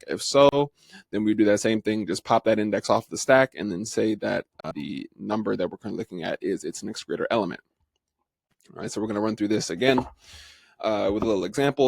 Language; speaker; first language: English; native; English